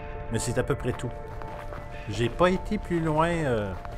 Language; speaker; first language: French; native; French